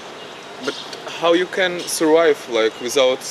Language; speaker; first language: English; non-native, learner; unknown